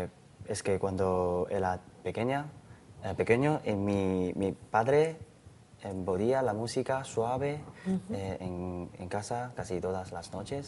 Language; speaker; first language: Spanish; non-native, learner; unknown